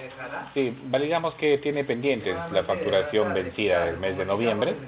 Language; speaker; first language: Spanish; native; Spanish